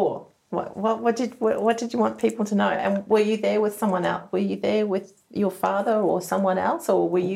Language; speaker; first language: English; native; English